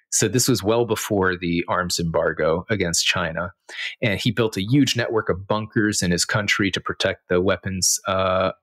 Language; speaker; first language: English; native; English